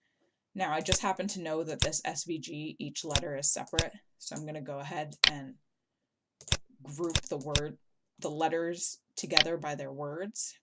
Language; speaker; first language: English; native; English